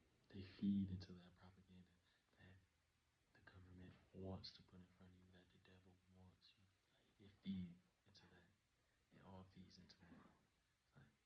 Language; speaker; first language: English; native; English